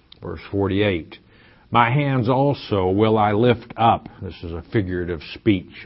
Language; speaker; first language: English; native; English